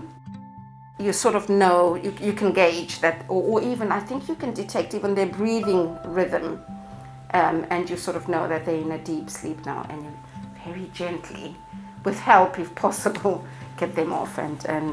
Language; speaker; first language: English; non-native, local second language; Shona